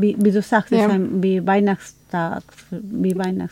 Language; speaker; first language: German; non-native, learner; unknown